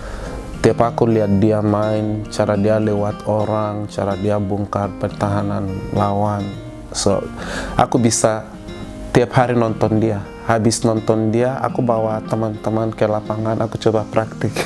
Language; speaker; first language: Indonesian; non-native, fluent; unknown